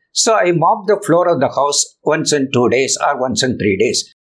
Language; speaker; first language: English; non-native, local second language; Tamil